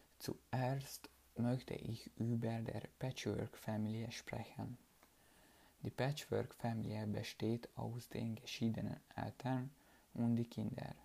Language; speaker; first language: German; non-native, learner; Hungarian